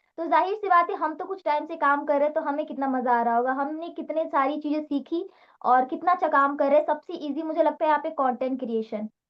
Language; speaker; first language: Hindi; native; Hindi